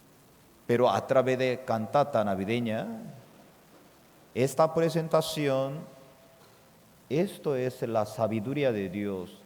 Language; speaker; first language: Spanish; non-native, fluent; Korean